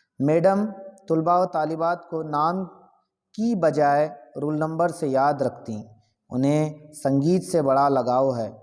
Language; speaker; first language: Urdu; native; Urdu